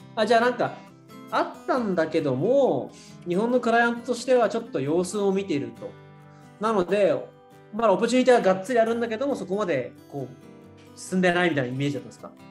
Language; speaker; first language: Japanese; native; Japanese